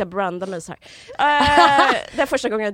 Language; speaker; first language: Swedish; native; Swedish